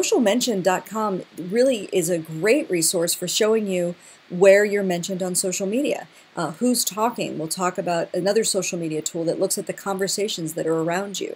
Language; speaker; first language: English; native; English